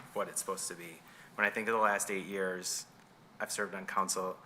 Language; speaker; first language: English; native; English